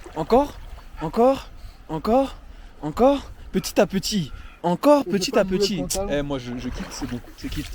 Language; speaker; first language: French; native; French